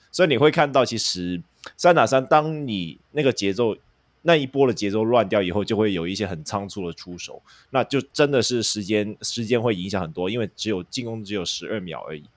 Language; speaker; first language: Chinese; non-native, local second language; Cantonese